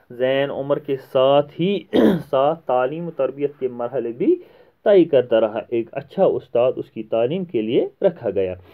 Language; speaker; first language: Urdu; non-native, local second language; Kashmiri